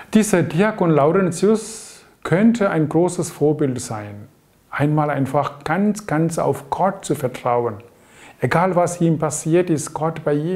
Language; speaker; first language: German; non-native, fluent; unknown